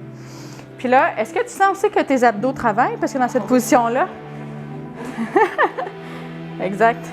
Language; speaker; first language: French; native; French